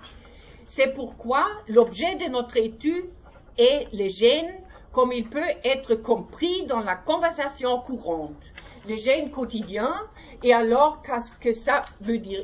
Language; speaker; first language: French; non-native, learner; German